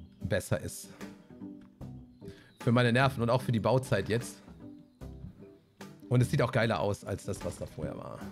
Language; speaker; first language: German; native; German